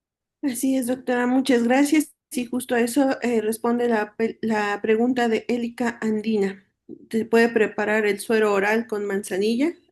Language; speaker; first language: Spanish; native; Spanish